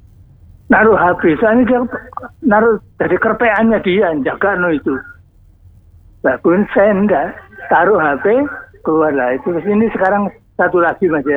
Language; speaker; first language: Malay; non-native, local second language; Javanese